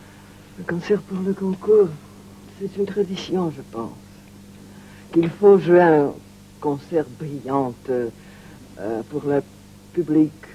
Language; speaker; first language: French; non-native, learner; Russian